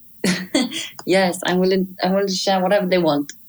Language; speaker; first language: English; native; English